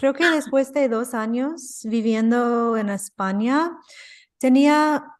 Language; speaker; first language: Spanish; non-native, fluent; English